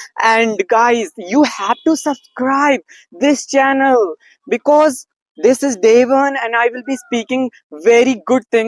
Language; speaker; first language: English; non-native, learner; Hindi